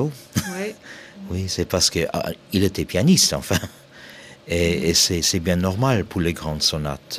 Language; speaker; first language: French; non-native, fluent; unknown